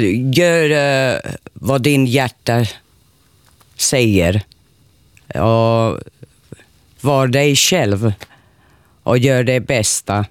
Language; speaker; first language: Swedish; non-native, learner; Finnish